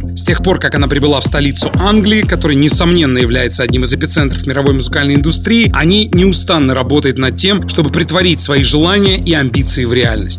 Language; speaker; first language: Russian; native; Russian